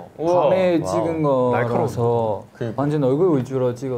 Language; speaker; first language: Korean; non-native, fluent; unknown